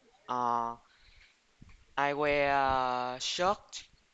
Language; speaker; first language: English; non-native, learner; Vietnamese